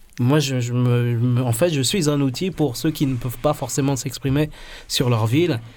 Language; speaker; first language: French; non-native, fluent; Spanish